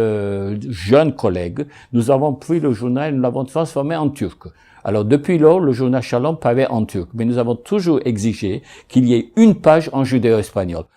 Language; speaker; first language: French; non-native, local second language; Ladino